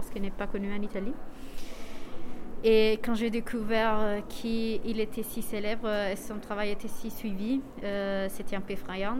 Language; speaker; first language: French; non-native, fluent; Italian